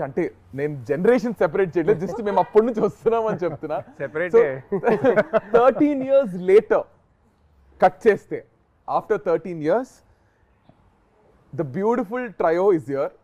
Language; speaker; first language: Telugu; native; Telugu